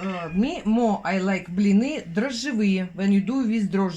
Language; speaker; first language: English; non-native, learner; Russian